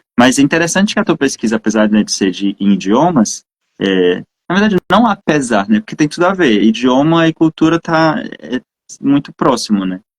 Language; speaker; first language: Portuguese; native; Portuguese